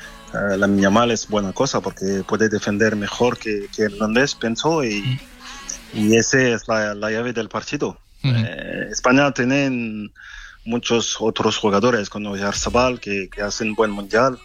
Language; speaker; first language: Spanish; non-native, fluent; French